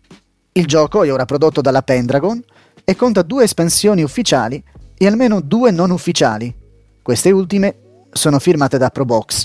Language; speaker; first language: Italian; native; Italian